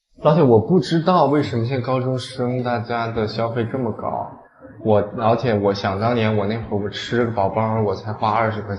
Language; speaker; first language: Chinese; native; Chinese